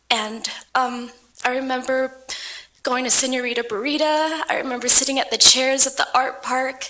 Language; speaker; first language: English; native; English